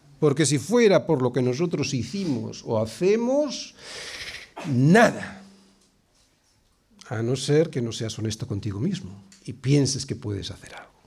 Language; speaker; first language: Spanish; native; Spanish